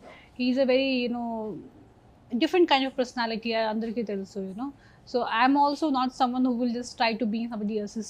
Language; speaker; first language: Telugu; non-native, local second language; Hindi